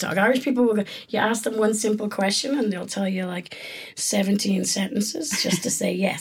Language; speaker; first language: English; native; English